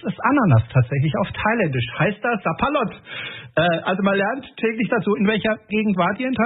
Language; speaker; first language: German; native; German